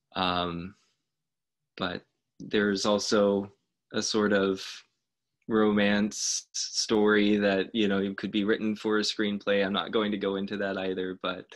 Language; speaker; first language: English; native; English